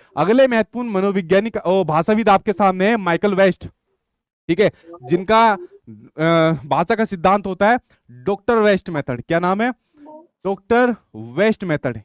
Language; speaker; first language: Hindi; native; Hindi